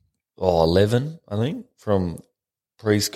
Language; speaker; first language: English; native; English